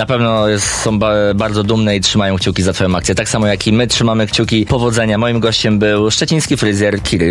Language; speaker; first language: Polish; native; Polish